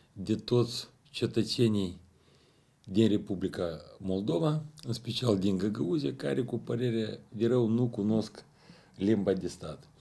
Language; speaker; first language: Russian; non-native, local second language; Romanian